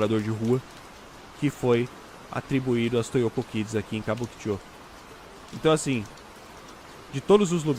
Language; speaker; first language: Portuguese; native; Portuguese